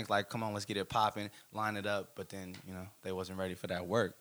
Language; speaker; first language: English; native; English